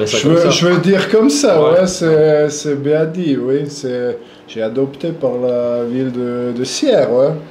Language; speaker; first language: French; non-native, local second language; German